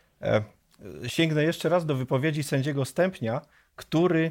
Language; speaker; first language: Polish; native; Polish